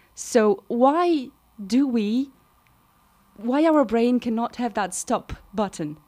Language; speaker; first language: English; non-native, fluent; Romanian